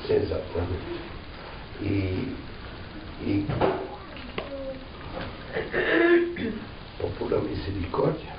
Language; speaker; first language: Spanish; non-native, fluent; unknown